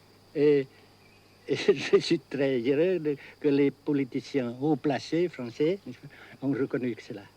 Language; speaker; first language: French; non-native, fluent; Vietnamese